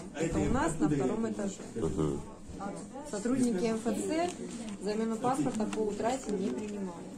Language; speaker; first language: Russian; native; Russian